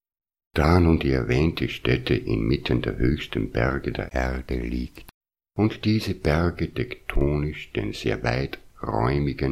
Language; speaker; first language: German; native; German